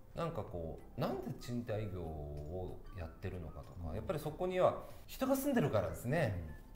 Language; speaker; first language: Japanese; native; Japanese